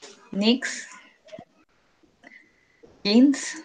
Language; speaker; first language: English; non-native, learner; Spanish